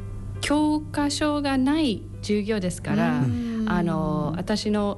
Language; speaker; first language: Japanese; non-native, learner; English